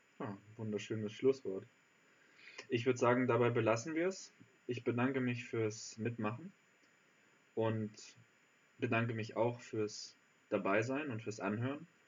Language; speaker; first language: German; native; German